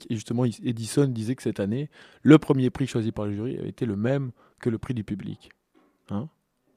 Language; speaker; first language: French; native; French